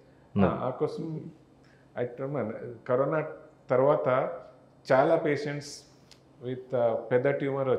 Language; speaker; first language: Telugu; non-native, learner; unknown